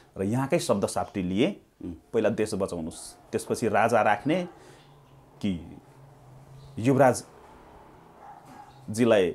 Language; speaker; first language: Nepali; non-native, local second language; Maithili